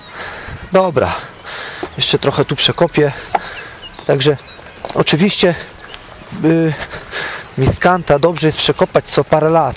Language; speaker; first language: Polish; native; Polish